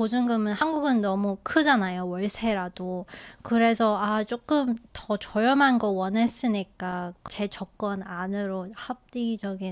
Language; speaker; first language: Korean; non-native, fluent; English